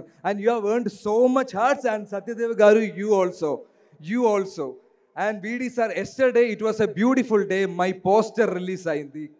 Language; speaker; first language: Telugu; non-native, learner; Malayalam